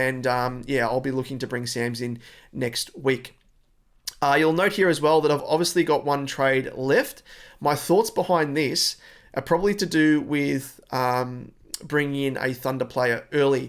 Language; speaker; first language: English; native; English